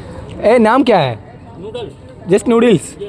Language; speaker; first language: Hindi; non-native, local second language; Malayalam